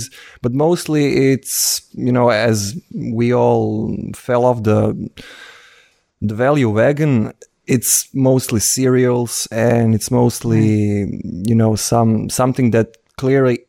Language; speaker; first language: English; non-native, fluent; Croatian